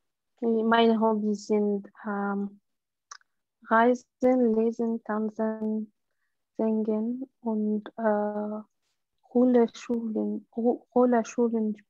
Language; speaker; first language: German; non-native, learner; Arabic